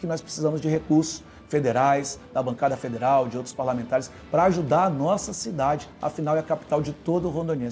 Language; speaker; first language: Portuguese; native; Portuguese